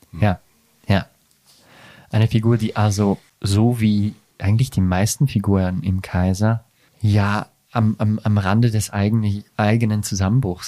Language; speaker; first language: German; native; German